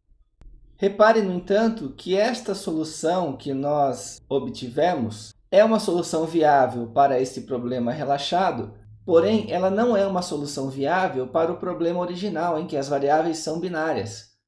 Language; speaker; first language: Portuguese; native; Portuguese